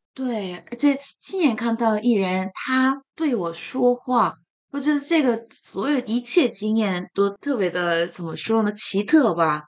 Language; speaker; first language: Chinese; non-native, fluent; Korean